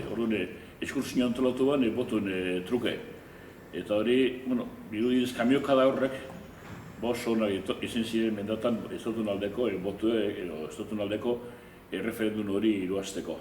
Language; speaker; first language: Basque; native; Basque